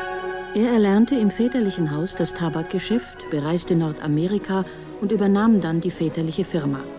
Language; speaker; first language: German; native; German